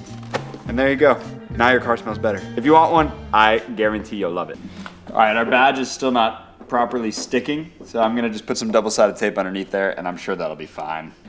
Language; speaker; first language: English; native; English